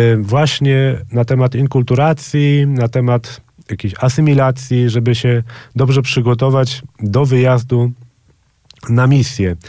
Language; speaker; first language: Polish; native; Polish